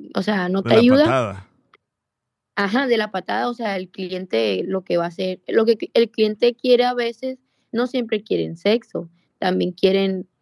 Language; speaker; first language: Spanish; native; Spanish